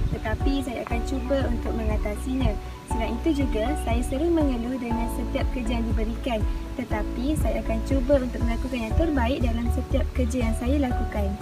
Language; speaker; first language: Malay; native; Malay